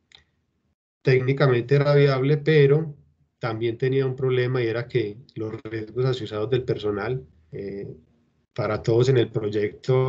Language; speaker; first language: Spanish; native; Spanish